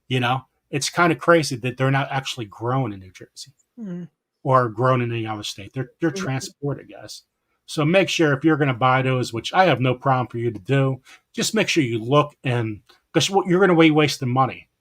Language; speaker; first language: English; native; English